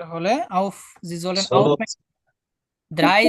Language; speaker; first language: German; non-native, fluent; Bangla